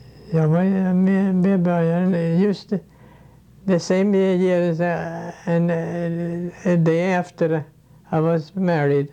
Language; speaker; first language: English; non-native, fluent; Swedish